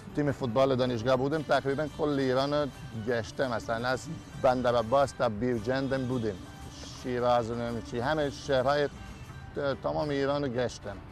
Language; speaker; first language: Persian; non-native, fluent; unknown